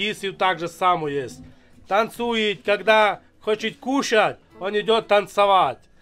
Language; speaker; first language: Ukrainian; non-native, local second language; Romany